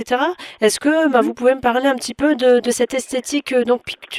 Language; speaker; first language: French; native; French